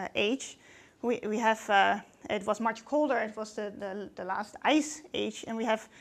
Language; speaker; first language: English; non-native, fluent; Dutch